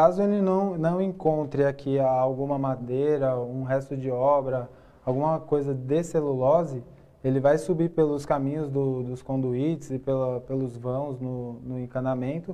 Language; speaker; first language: Portuguese; native; Portuguese